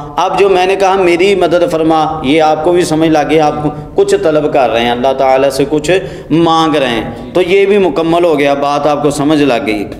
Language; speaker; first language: Urdu; non-native, local second language; Punjabi